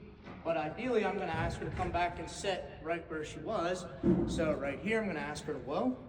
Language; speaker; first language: English; native; English